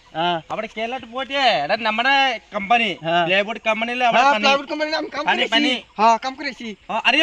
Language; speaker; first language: Malayalam; non-native, learner; Bangla